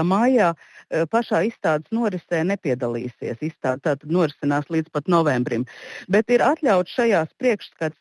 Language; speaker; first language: Latvian; native; Latvian